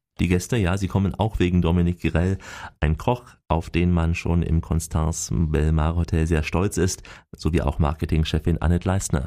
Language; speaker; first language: German; native; German